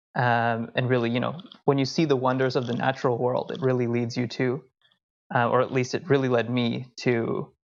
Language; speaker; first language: English; early bilingual, other home language; Hindi